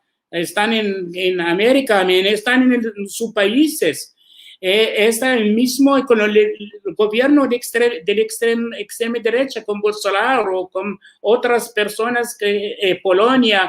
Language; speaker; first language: Spanish; non-native, learner; Arabic